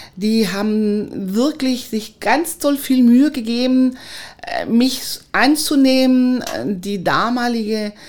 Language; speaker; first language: German; non-native, fluent; Spanish